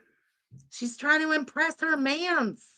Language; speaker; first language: English; native; English